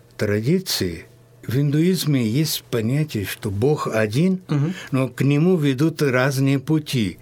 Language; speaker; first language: Russian; non-native, fluent; Hindi